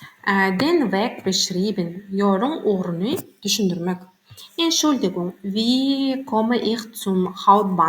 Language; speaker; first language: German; non-native, learner; Turkmen